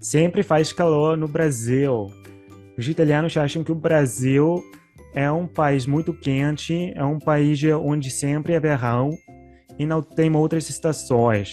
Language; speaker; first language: Portuguese; non-native, fluent; Italian